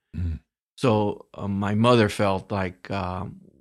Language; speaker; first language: English; early bilingual, other home language; Spanish